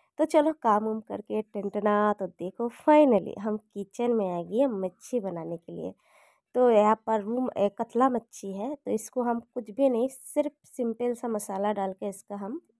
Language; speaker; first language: Hindi; non-native, local second language; Bangla